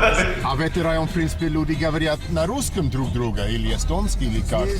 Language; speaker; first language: Russian; non-native, learner; English